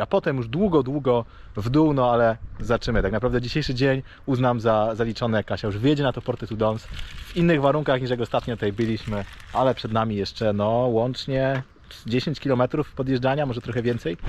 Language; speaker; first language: Polish; native; Polish